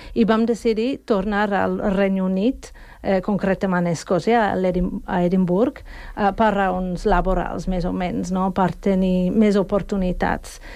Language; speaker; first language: Catalan; non-native, fluent; English